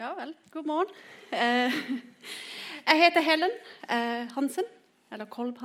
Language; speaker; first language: Norwegian; non-native, fluent; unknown